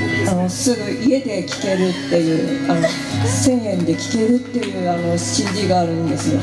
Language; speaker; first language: Japanese; native; Japanese